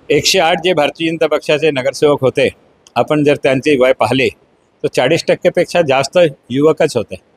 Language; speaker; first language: Marathi; non-native, local second language; Hindi